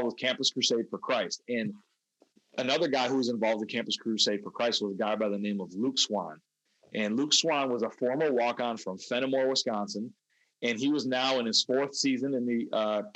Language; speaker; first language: English; native; English